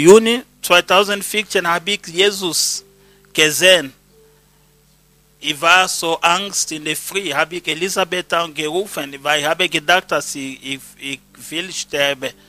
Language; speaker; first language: German; non-native, learner; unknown